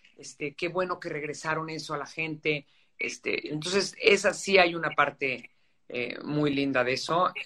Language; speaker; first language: Spanish; native; Spanish